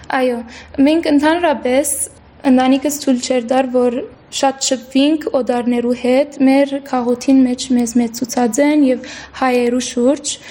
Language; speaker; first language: Armenian; early bilingual, heritage; Armenian